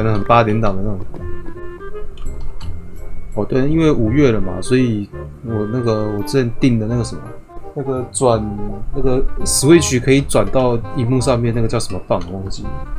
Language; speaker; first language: Chinese; native; Chinese